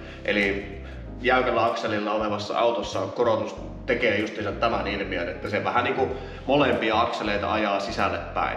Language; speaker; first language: Finnish; native; Finnish